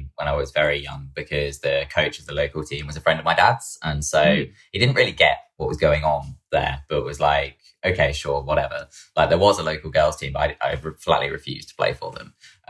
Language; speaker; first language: English; native; English